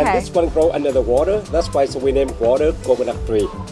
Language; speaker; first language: English; non-native, learner; Vietnamese